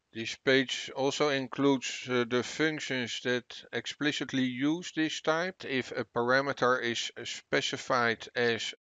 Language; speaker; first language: English; non-native, fluent; Dutch